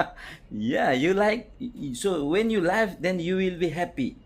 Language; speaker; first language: English; non-native, fluent; Nepali